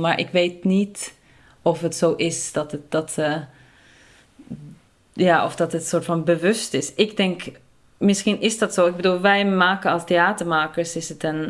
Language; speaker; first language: Dutch; non-native, fluent; Norwegian